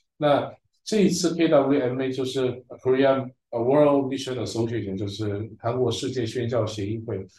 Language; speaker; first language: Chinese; early bilingual, heritage; Chinese